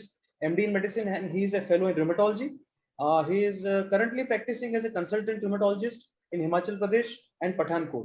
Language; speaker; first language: English; non-native, local second language; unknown